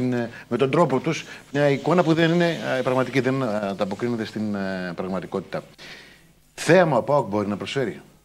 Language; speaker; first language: Greek; native; Greek